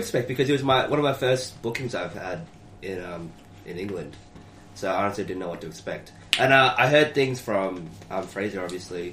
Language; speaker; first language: English; native; English